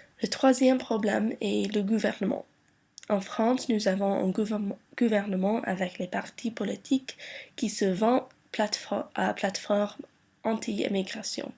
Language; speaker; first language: French; non-native, learner; English